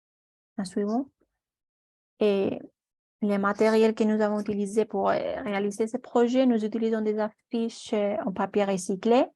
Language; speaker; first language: French; non-native, learner; Spanish